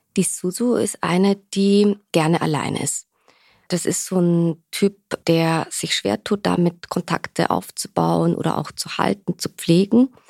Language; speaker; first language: German; native; German